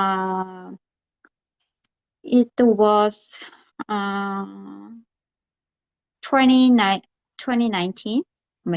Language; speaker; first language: English; non-native, learner; Korean